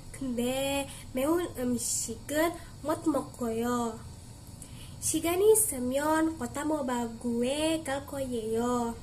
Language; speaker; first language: Korean; non-native, learner; Indonesian